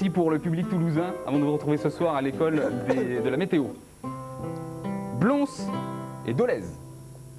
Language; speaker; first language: French; native; French